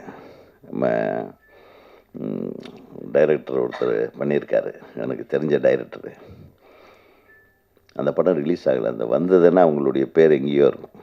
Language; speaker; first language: Tamil; native; Tamil